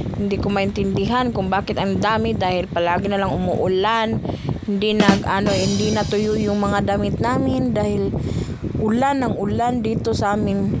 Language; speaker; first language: Filipino; non-native, local second language; Cebuano